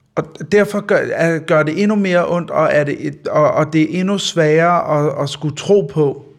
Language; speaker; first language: Danish; early bilingual, other home language; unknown